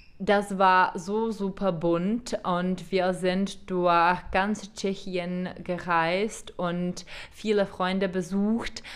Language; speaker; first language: German; non-native, fluent; Czech